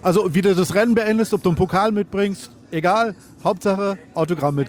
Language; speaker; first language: German; native; German